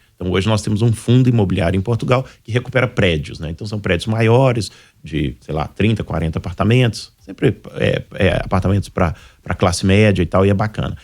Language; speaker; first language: Portuguese; native; Portuguese